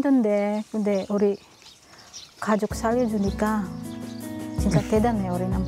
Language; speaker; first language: Korean; non-native, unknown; Filipino